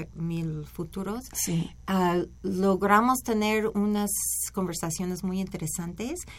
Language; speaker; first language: Spanish; non-native, fluent; English